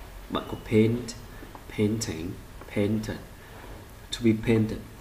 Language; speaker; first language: English; non-native, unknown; Vietnamese